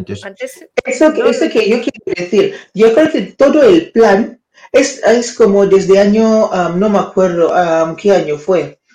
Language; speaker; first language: Spanish; non-native, fluent; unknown